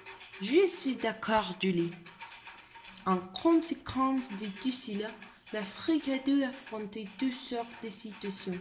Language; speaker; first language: French; non-native, learner; Spanish